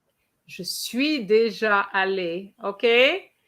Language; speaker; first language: French; non-native, fluent; English